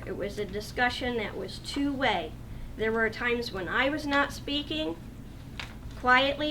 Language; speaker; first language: English; native; English